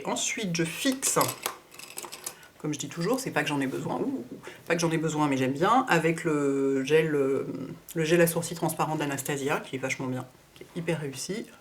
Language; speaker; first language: French; native; French